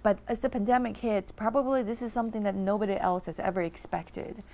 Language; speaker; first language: English; non-native, fluent; Chinese